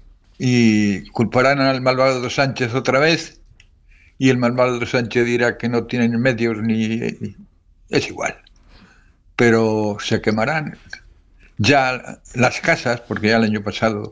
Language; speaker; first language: Spanish; native; Spanish